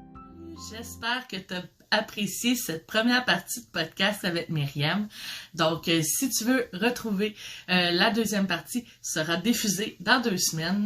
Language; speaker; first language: French; native; French